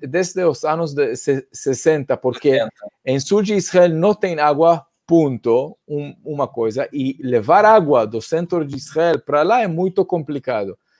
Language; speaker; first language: Portuguese; non-native, fluent; Hebrew